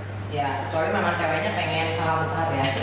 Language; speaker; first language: Indonesian; native; Indonesian